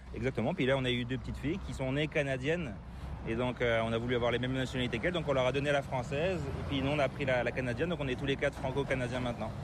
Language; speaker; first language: French; native; French